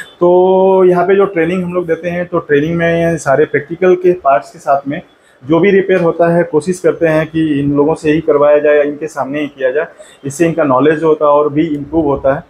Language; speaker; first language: Hindi; native; Hindi